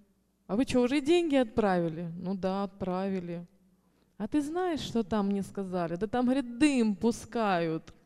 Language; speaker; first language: Russian; native; Russian